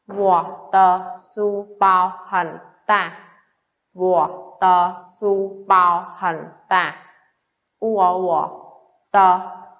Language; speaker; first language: Chinese; non-native, fluent; Khmer